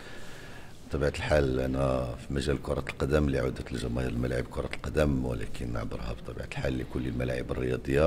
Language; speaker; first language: Arabic; native; Arabic